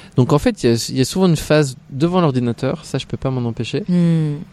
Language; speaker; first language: French; native; French